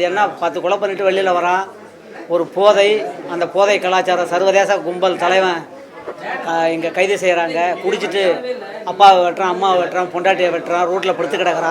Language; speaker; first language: Tamil; native; Tamil